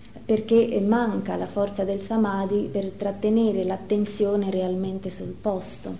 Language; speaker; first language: Italian; native; Italian